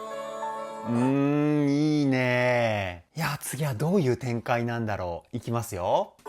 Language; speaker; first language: Japanese; native; Japanese